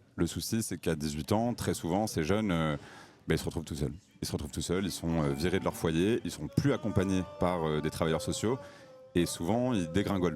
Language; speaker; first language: French; native; French